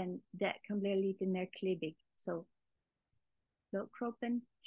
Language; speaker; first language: Swedish; non-native, learner; English